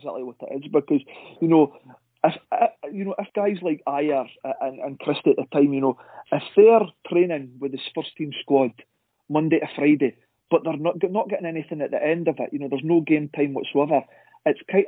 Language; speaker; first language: English; native; English